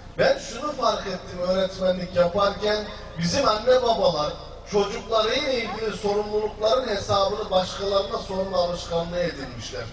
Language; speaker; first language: Turkish; native; Turkish